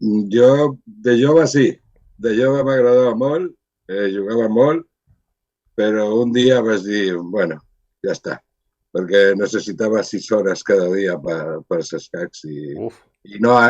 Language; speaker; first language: Catalan; non-native, local second language; Spanish